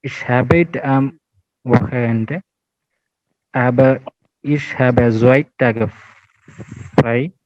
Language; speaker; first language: German; non-native, learner; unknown